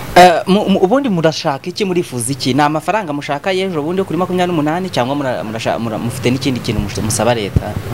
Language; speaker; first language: Kinyarwanda; native; Kinyarwanda